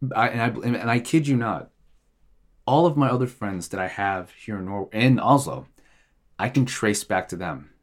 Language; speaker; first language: English; non-native, fluent; Tigrinya